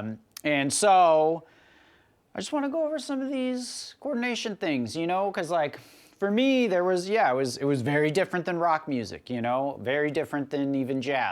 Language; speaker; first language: English; native; English